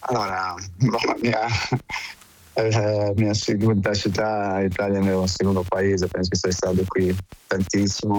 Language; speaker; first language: Italian; non-native, fluent; Portuguese